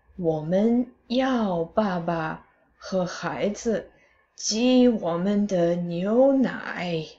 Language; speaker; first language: Chinese; non-native, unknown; English